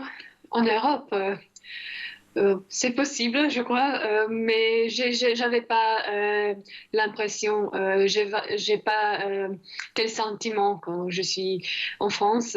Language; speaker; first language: French; non-native, fluent; Croatian